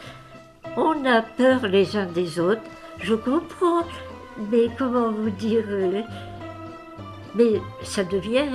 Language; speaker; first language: French; native; French